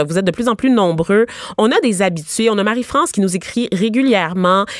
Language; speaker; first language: French; native; French